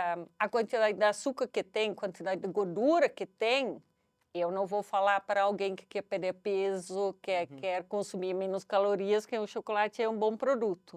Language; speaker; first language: Portuguese; non-native, fluent; Dutch